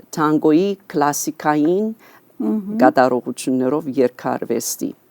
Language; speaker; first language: Armenian; early bilingual, heritage; Armenian